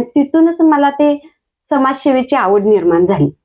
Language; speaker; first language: Marathi; native; Marathi